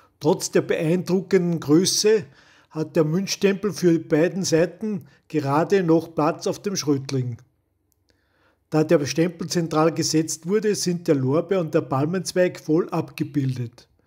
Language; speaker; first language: German; native; German